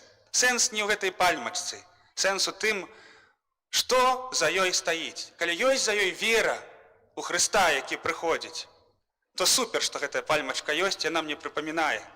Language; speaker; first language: Belarusian; native; Belarusian